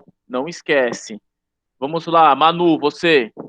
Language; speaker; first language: Portuguese; native; Portuguese